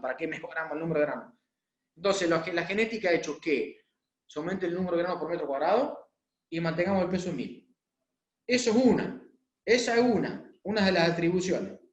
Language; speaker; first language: Spanish; native; Spanish